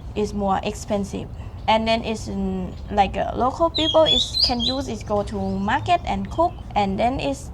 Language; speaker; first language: English; non-native, learner; Thai